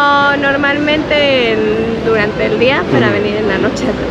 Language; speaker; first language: Spanish; native; Spanish